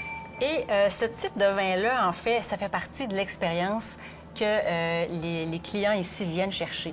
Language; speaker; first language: French; native; French